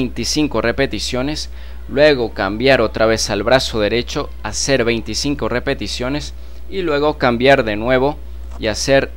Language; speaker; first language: Spanish; native; Spanish